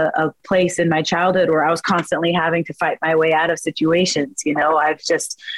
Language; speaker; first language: English; native; English